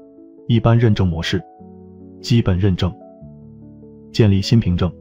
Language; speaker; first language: Chinese; native; Chinese